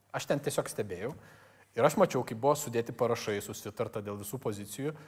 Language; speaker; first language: Lithuanian; native; Lithuanian